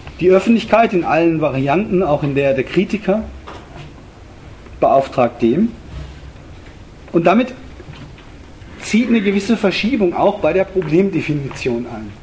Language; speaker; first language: German; native; German